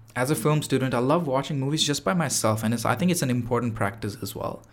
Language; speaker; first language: English; non-native, local second language; Tamil